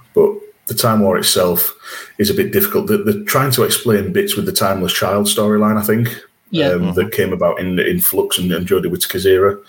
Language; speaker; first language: English; native; English